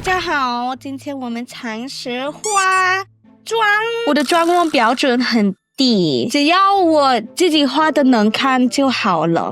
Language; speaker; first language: Chinese; non-native, learner; English